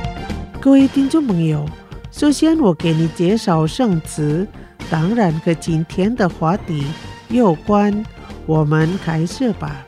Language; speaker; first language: Chinese; early bilingual, heritage; Chinese